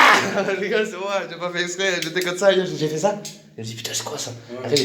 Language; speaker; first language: French; native; French